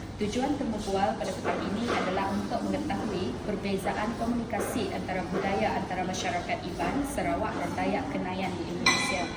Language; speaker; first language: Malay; non-native, local second language; Iban